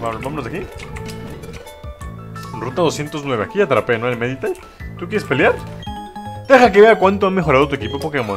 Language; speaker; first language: Spanish; native; Spanish